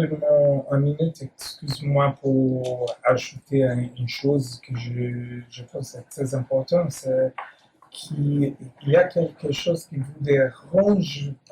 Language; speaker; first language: French; non-native, learner; Portuguese